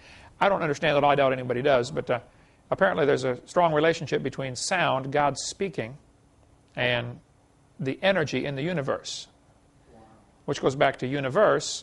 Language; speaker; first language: English; native; English